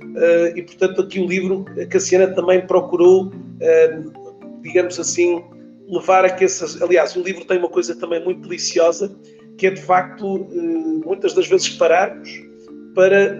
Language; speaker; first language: Portuguese; native; Portuguese